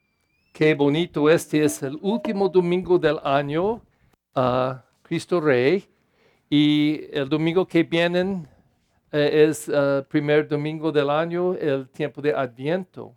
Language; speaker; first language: Spanish; non-native, fluent; English